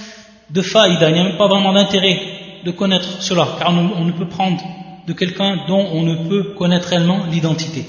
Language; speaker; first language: French; native; French